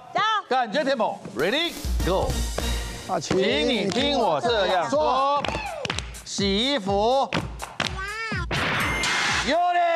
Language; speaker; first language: Chinese; native; Chinese